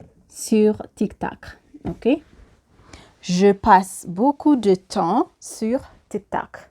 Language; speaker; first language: French; non-native, fluent; Amharic